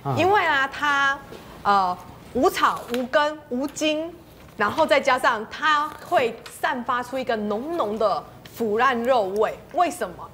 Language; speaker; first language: Chinese; early bilingual, heritage; Spanish